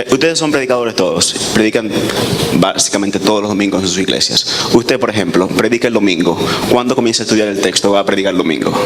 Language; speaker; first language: Spanish; native; Spanish